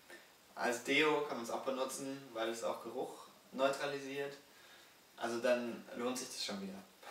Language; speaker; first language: German; native; German